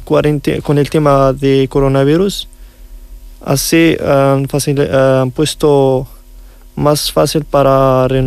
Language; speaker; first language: Spanish; non-native, learner; Riffian